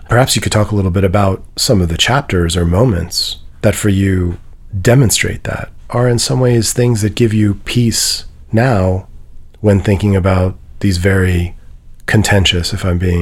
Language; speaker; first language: English; native; English